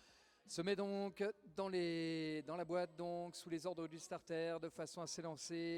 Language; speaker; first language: French; native; French